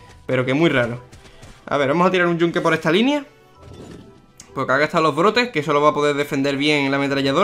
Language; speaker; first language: Spanish; native; Spanish